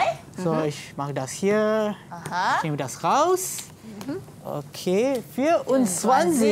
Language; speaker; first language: German; non-native, learner; Malay